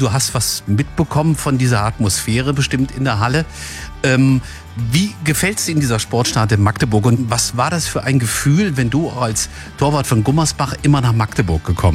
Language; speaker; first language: German; native; German